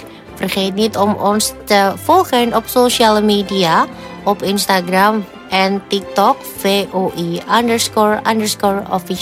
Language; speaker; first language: Dutch; non-native, fluent; Indonesian